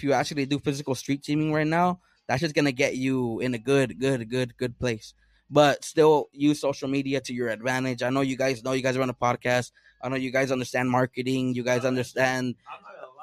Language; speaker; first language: English; early bilingual, other home language; Spanish